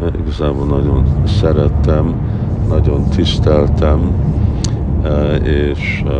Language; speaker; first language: Hungarian; early bilingual, heritage; Hungarian